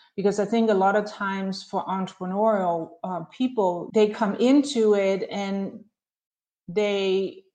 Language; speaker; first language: English; non-native, fluent; Danish